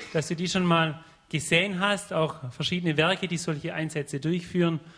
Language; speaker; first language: German; native; German